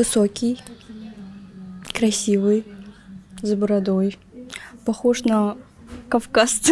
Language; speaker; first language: Russian; non-native, local second language; Turkmen